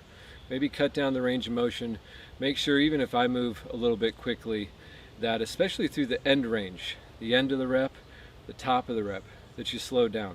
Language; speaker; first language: English; native; English